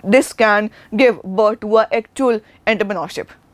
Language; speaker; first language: English; non-native, local second language; Punjabi